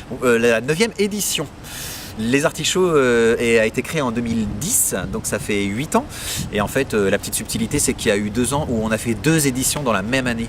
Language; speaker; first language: French; native; French